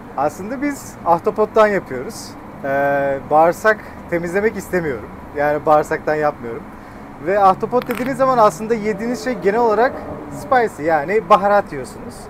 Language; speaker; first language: Turkish; native; Turkish